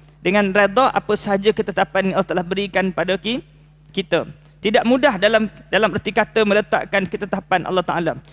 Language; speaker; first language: Malay; native; Malay